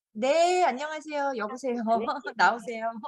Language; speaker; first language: Korean; native; Korean